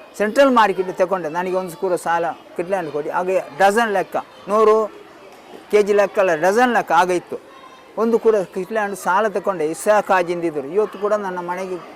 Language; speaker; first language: Kannada; non-native, local second language; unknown